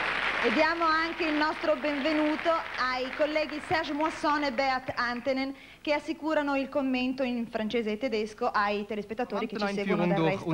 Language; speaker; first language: Italian; native; Italian